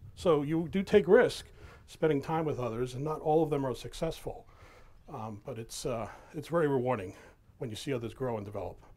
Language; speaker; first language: English; native; English